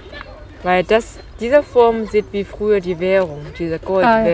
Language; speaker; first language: German; non-native, fluent; Chinese